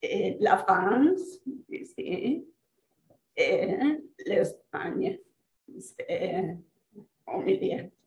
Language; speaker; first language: French; non-native, fluent; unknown